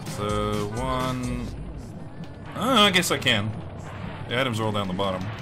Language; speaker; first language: English; native; English